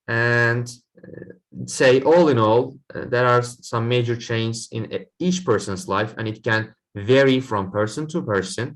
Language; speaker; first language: English; non-native, fluent; Turkish